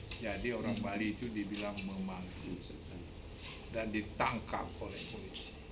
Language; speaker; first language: Indonesian; non-native, local second language; Balinese